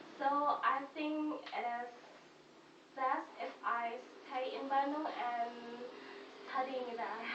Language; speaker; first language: English; non-native, fluent; Indonesian